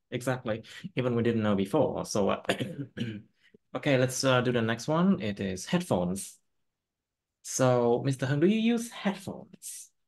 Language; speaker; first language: English; non-native, fluent; Vietnamese